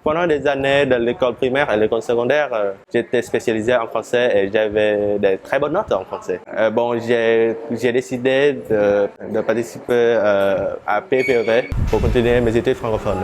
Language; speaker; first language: French; non-native, fluent; Vietnamese